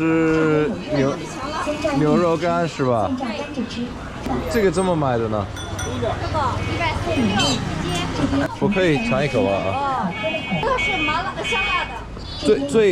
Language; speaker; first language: Chinese; non-native, learner; English